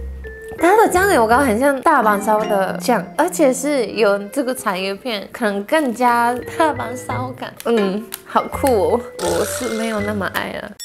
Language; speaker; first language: Chinese; non-native, fluent; Japanese